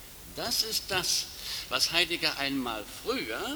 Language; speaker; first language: German; native; German